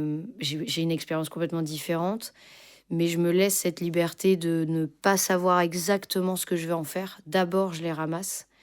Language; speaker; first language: French; native; French